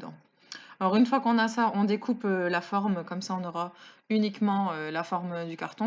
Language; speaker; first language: French; native; French